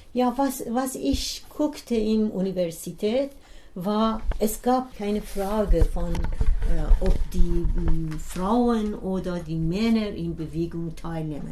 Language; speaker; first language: German; non-native, learner; Persian